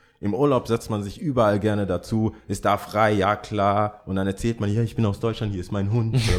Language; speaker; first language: German; early bilingual, other home language; English